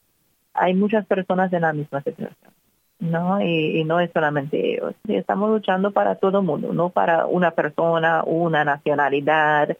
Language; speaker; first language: Spanish; non-native, fluent; English